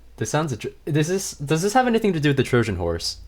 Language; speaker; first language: English; native; English